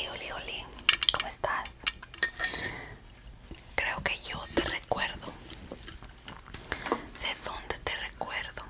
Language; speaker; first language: Spanish; early bilingual, heritage; Spanish